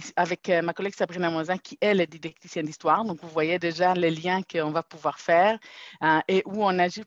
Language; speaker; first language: French; non-native, fluent; Hebrew